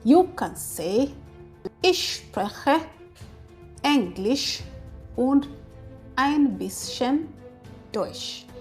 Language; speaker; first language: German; non-native, fluent; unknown